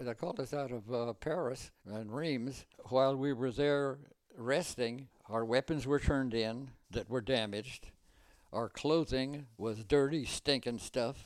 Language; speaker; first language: English; native; English